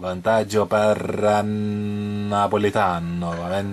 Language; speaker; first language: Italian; non-native, learner; Portuguese